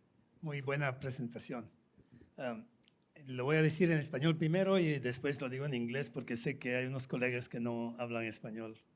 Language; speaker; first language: Spanish; non-native, fluent; English